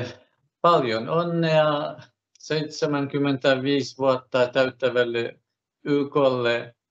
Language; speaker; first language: Finnish; non-native, fluent; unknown